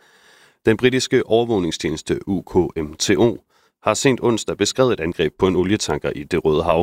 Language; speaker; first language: Danish; native; Danish